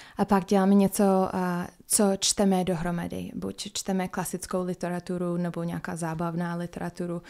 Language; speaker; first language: Czech; non-native, fluent; English